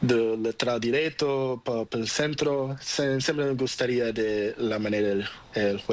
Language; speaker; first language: Spanish; non-native, learner; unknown